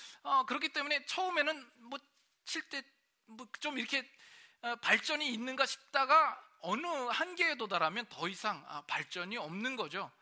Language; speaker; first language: Korean; native; Korean